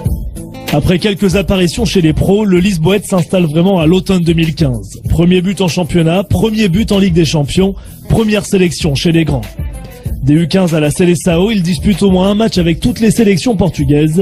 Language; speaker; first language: French; native; French